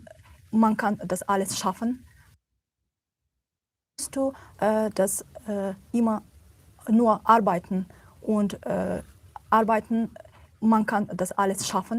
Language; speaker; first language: German; non-native, learner; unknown